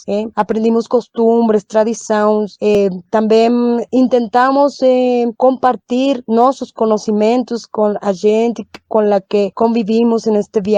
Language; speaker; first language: Portuguese; non-native, learner; Spanish